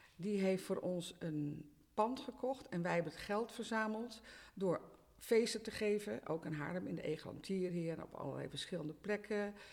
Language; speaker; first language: Dutch; native; Dutch